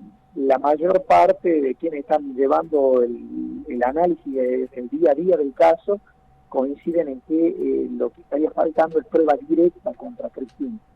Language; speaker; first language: Spanish; native; Spanish